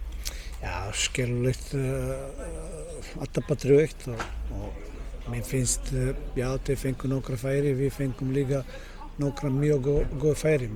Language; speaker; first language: Icelandic; non-native, learner; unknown